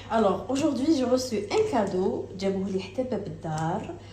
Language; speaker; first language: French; non-native, local second language; Arabic